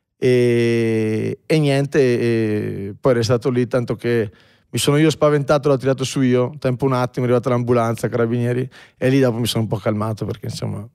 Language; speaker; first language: Italian; native; Italian